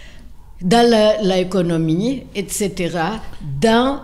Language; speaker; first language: French; non-native, fluent; Spanish